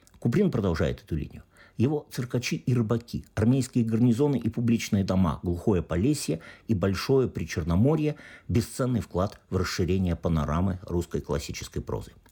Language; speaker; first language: Russian; native; Russian